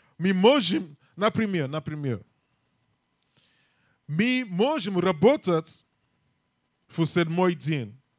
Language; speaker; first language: Russian; non-native, learner; English